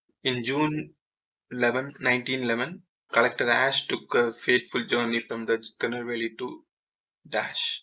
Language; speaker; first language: English; non-native, local second language; Tamil